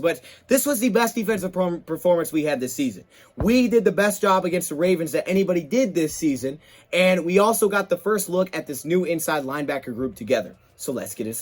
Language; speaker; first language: English; native; English